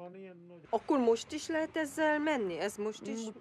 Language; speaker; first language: Hungarian; non-native, fluent; Korean